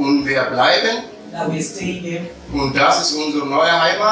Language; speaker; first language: German; non-native, learner; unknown